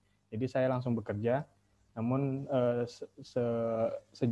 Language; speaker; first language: Indonesian; native; Indonesian